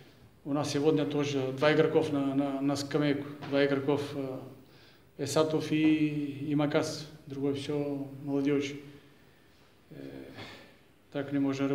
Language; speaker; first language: Russian; non-native, learner; Bulgarian